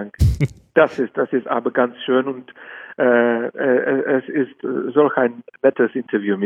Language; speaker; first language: German; non-native, fluent; Czech